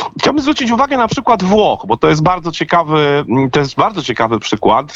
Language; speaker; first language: Polish; native; Polish